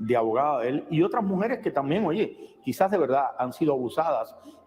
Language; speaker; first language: Spanish; native; Spanish